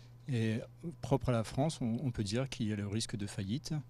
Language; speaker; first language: French; native; French